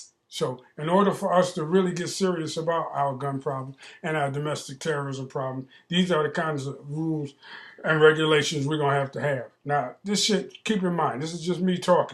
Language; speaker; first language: English; native; English